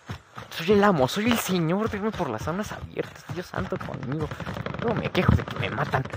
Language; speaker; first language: Spanish; native; Spanish